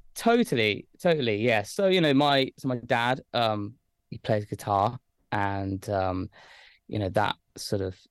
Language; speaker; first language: English; native; English